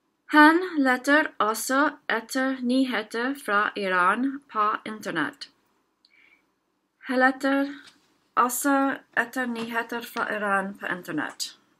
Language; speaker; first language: Norwegian; non-native, learner; English